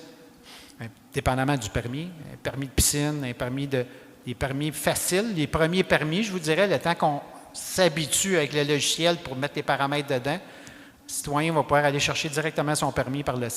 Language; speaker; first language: French; native; French